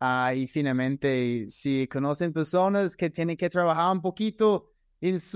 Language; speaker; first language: Spanish; non-native, fluent; English